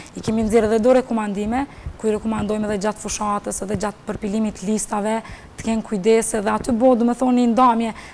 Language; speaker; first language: Albanian; native; Albanian